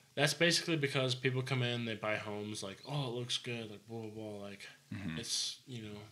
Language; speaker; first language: English; native; English